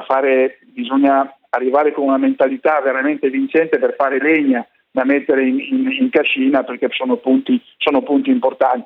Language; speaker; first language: Italian; native; Italian